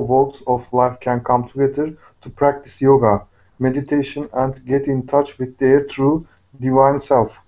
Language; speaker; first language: English; non-native, learner; Turkish